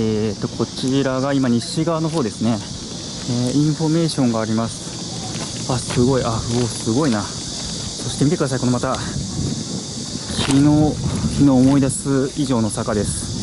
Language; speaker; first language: Japanese; native; Japanese